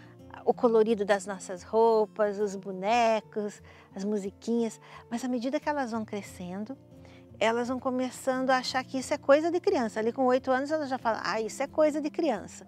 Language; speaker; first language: Portuguese; native; Portuguese